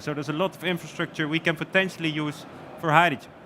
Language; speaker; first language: English; non-native, fluent; Dutch